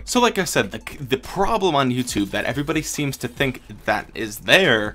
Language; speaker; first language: English; native; English